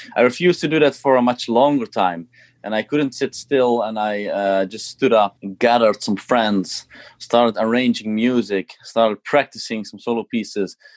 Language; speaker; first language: English; non-native, fluent; Dutch